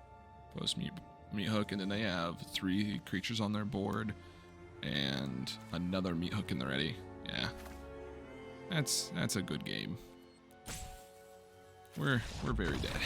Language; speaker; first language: English; native; English